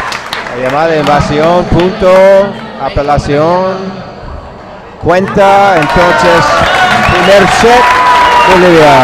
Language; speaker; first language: Spanish; non-native, learner; English